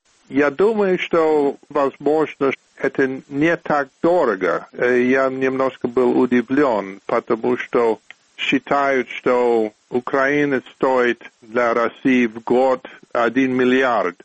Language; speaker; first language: Russian; non-native, fluent; English